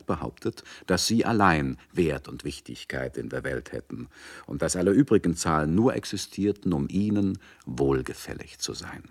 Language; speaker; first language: German; native; German